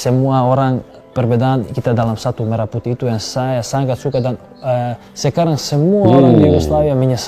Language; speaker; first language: Indonesian; non-native, fluent; Serbian